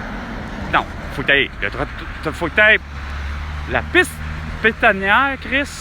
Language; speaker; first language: French; native; French